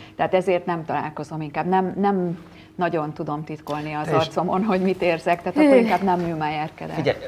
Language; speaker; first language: Hungarian; native; Hungarian